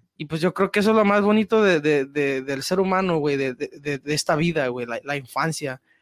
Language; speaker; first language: Spanish; early bilingual, heritage; Spanish